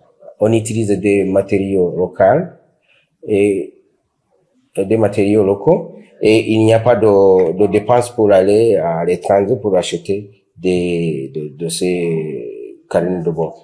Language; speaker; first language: French; non-native, local second language; Rundi